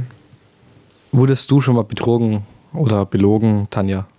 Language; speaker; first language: German; native; German